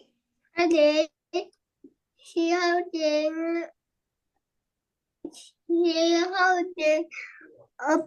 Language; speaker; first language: English; non-native, learner; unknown